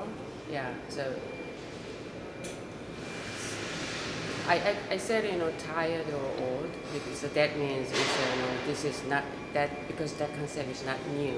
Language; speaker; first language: English; non-native, learner; Korean